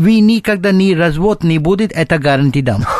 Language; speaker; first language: Russian; non-native, learner; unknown